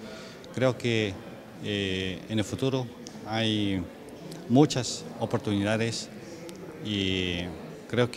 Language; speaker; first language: Spanish; non-native, fluent; Chinese